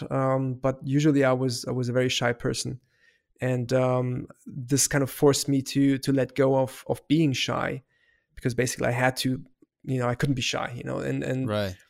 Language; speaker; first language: English; non-native, fluent; German